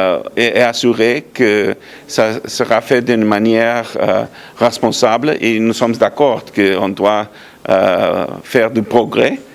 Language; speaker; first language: French; non-native, fluent; English